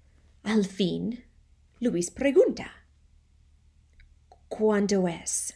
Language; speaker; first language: Spanish; non-native, fluent; English